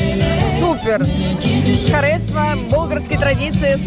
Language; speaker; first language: Bulgarian; non-native, learner; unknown